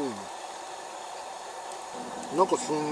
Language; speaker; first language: Japanese; native; Japanese